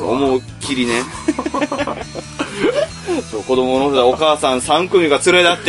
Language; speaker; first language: Japanese; native; Japanese